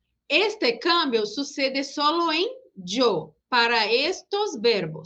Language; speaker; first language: Spanish; non-native, fluent; Portuguese